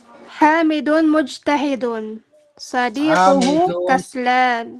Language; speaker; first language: Arabic; non-native, learner; Filipino